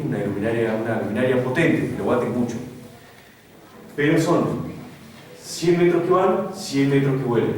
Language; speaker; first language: Spanish; native; Spanish